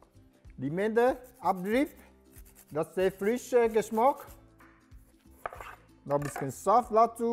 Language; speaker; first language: German; non-native, learner; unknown